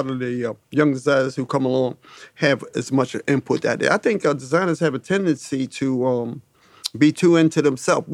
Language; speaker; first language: English; native; English